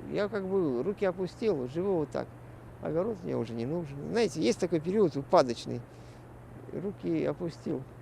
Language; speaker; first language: Russian; non-native, local second language; Crimean Tatar